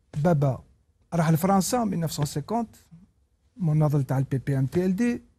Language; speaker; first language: Arabic; non-native, local second language; Kabyle